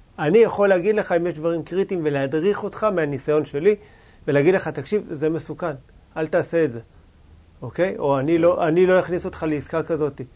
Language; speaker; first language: Hebrew; native; Hebrew